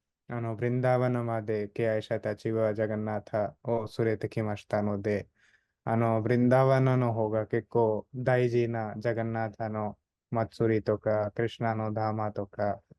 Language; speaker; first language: Japanese; non-native, fluent; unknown